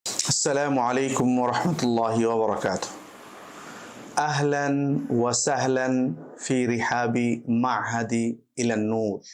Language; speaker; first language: Arabic; non-native, fluent; Bangla